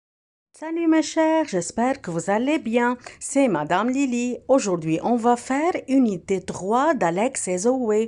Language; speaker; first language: French; non-native, fluent; Arabic